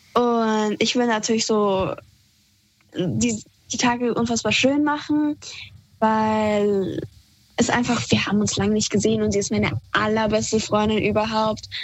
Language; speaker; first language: German; early bilingual, other home language; Persian